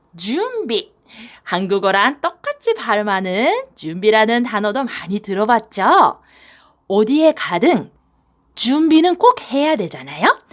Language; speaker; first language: Korean; non-native, fluent; Japanese